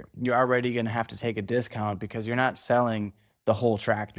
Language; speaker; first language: English; native; English